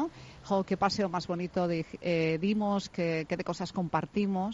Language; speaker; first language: Spanish; native; Spanish